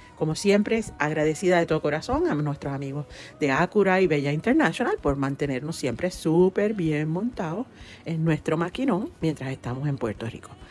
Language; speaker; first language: Spanish; native; Spanish